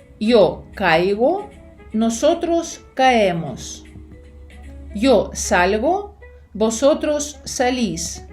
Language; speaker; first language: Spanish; non-native, fluent; Ukrainian